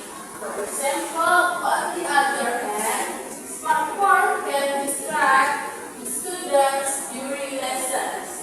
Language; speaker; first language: English; non-native, fluent; Indonesian